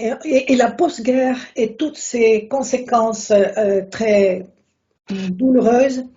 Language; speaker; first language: French; non-native, fluent; Spanish